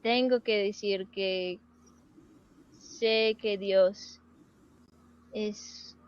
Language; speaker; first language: Spanish; non-native, fluent; English